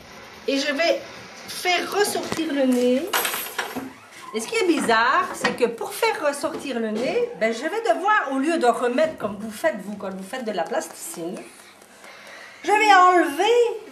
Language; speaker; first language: French; native; French